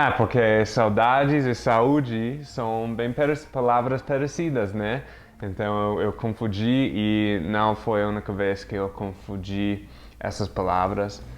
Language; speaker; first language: Portuguese; non-native, fluent; English